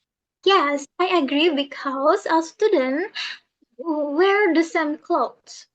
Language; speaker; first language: English; non-native, learner; Indonesian